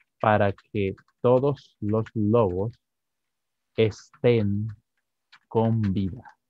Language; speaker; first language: Spanish; native; Spanish